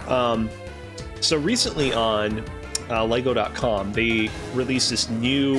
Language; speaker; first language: English; native; English